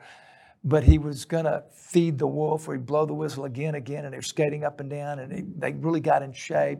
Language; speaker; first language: English; native; English